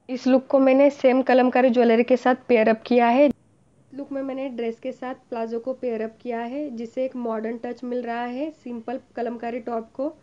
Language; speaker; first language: Hindi; non-native, local second language; Marathi